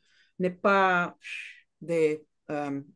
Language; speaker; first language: French; non-native, learner; Portuguese